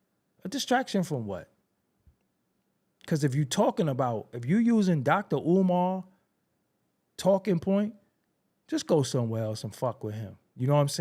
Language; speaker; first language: English; native; English